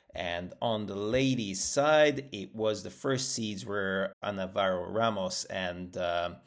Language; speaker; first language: English; native; English